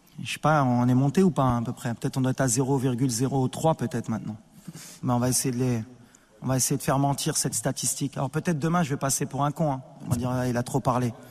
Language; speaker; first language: French; early bilingual, other home language; Arabic